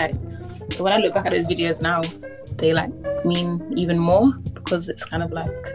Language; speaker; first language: English; native; English